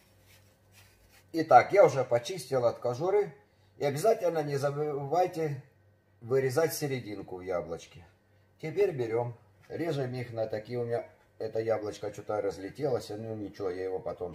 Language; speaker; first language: Russian; native; Russian